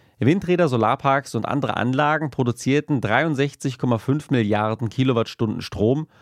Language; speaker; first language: German; native; German